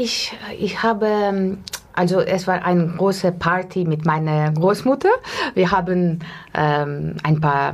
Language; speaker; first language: German; non-native, fluent; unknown